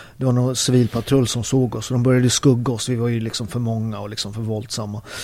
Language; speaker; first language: Swedish; early bilingual, other home language; Italian